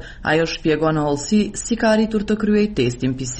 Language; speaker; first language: Albanian; native; Albanian